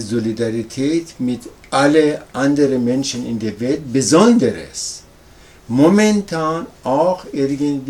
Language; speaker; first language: German; non-native, learner; Persian